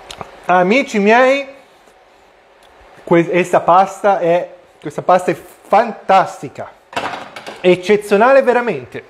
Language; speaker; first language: Italian; non-native, learner; Portuguese